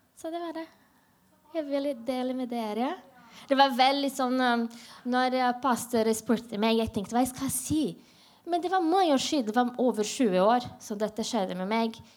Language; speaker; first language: Norwegian; non-native, learner; Portuguese